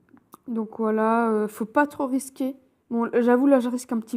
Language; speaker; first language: French; native; French